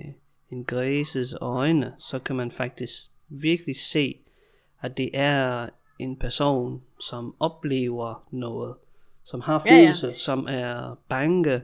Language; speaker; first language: Danish; non-native, fluent; English